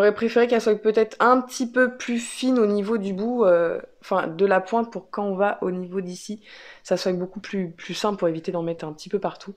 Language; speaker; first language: French; native; French